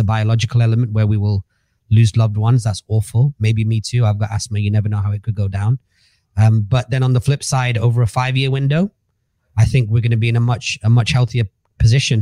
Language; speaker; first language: English; native; English